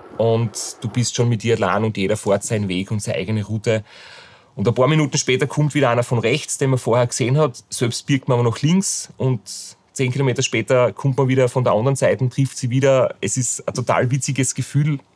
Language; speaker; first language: German; native; German